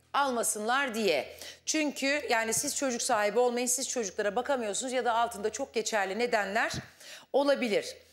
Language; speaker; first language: Turkish; native; Turkish